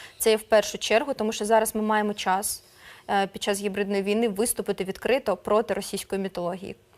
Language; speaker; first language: Ukrainian; non-native, local second language; Russian